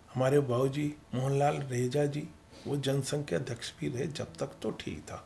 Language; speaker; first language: Hindi; non-native, local second language; Punjabi